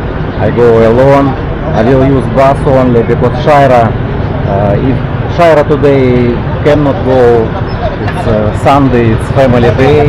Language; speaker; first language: English; non-native, learner; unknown